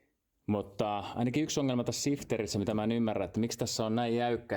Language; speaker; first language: Finnish; native; Finnish